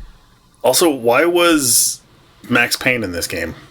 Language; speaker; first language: English; native; English